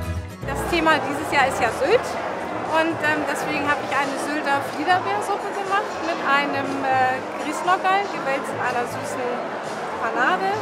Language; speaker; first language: German; native; German